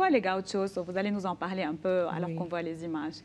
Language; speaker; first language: French; non-native, local second language; Arabic